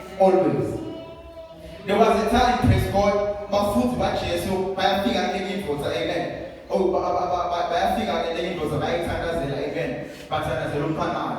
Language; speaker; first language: Zulu; non-native, local second language; South Ndebele